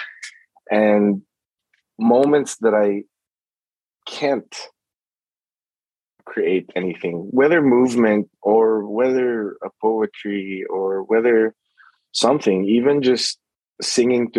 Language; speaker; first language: English; non-native, local second language; Filipino